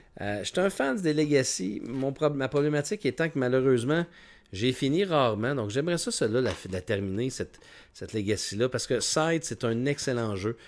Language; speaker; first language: French; native; French